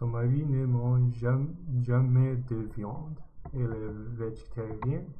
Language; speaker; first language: French; non-native, learner; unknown